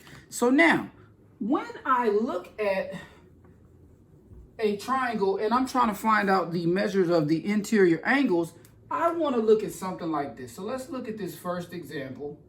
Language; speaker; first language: English; native; English